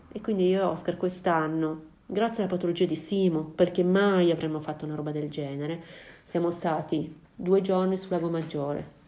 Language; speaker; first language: Italian; native; Italian